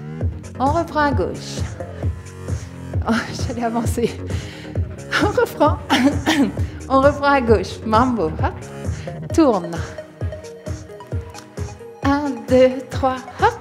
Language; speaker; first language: French; native; French